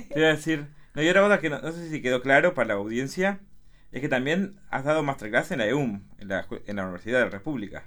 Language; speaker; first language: Spanish; native; Spanish